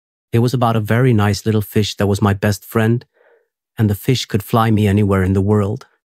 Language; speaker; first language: English; native; English